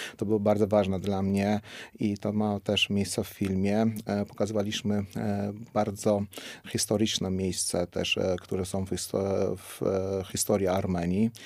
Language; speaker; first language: Polish; non-native, fluent; Armenian